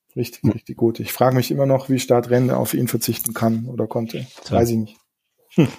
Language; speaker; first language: German; native; German